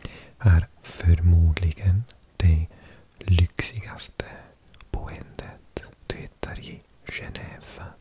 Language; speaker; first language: Swedish; non-native, learner; English